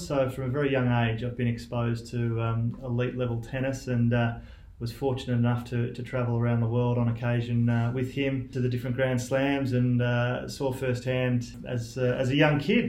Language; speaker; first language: English; native; English